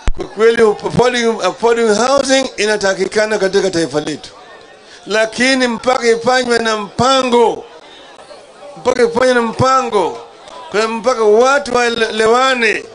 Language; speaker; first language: Swahili; non-native, local second language; Luo (Kenya and Tanzania)